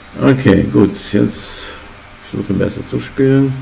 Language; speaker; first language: German; non-native, fluent; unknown